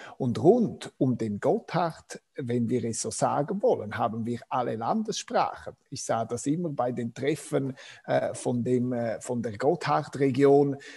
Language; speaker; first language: German; non-native, local second language; Romansh